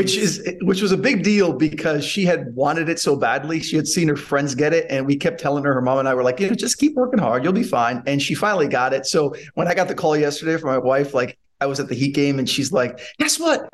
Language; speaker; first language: English; native; English